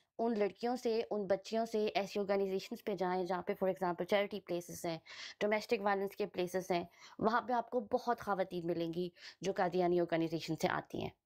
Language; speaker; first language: Hindi; early bilingual, heritage; Hindi